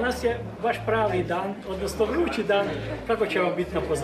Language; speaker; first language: Croatian; early bilingual, heritage; Croatian